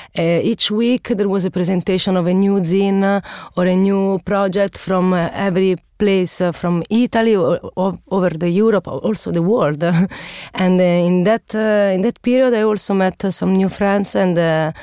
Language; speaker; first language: English; non-native, learner; Italian